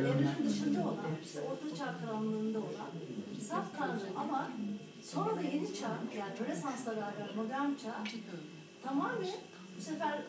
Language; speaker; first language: Turkish; native; Turkish